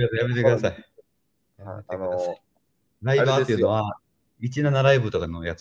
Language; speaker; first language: Japanese; native; Japanese